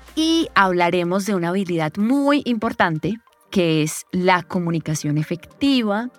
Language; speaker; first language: Spanish; native; Spanish